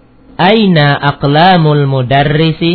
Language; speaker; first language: Arabic; non-native, fluent; Indonesian